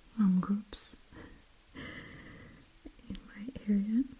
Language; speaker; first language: English; non-native, fluent; Russian